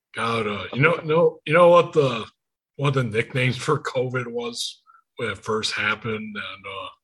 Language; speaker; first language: English; native; English